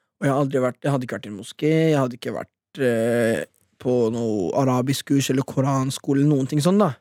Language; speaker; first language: Norwegian; early bilingual, other home language; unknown